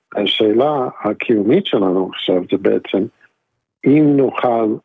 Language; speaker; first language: Hebrew; non-native, fluent; English